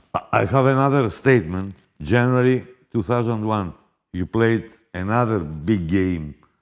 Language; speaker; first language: English; non-native, fluent; Greek